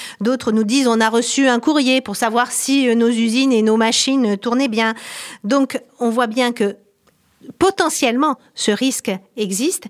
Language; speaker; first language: French; native; French